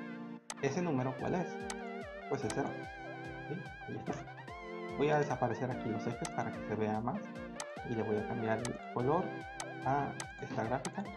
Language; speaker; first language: Spanish; native; Spanish